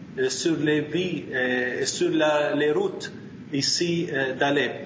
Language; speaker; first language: French; non-native, learner; Arabic